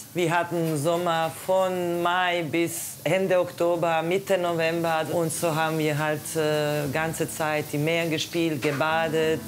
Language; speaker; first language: German; non-native, fluent; Croatian